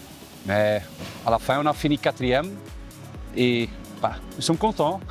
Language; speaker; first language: French; non-native, local second language; Dutch